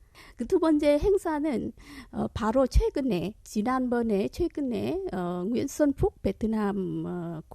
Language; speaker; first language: Korean; non-native, fluent; Vietnamese